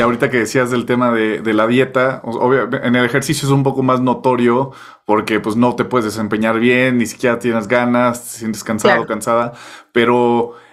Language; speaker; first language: Spanish; native; Spanish